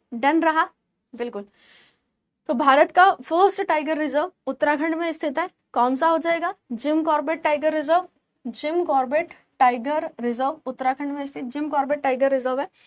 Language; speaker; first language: Hindi; native; Hindi